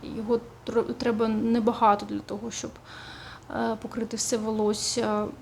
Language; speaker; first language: Ukrainian; non-native, local second language; Russian